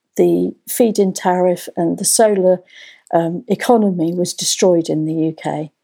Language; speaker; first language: English; native; English